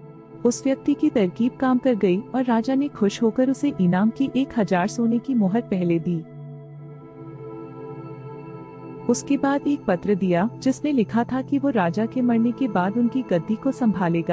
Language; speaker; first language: Hindi; native; Hindi